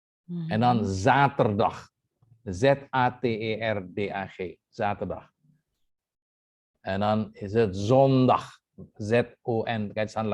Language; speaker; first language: Dutch; non-native, fluent; Indonesian